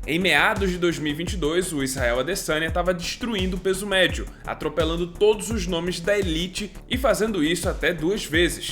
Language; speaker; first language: Portuguese; native; Portuguese